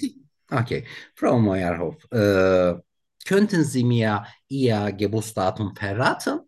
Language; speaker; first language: German; non-native, learner; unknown